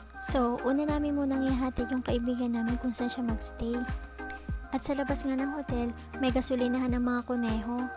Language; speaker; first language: Filipino; native; Filipino